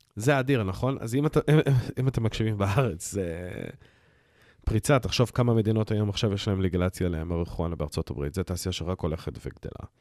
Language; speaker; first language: Hebrew; native; Hebrew